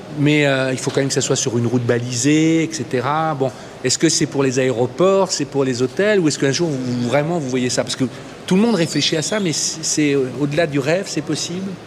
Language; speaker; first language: French; native; French